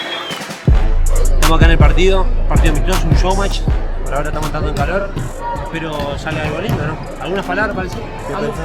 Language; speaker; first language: Spanish; native; Spanish